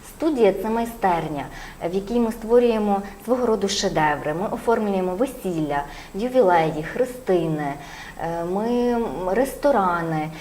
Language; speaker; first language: Ukrainian; native; Ukrainian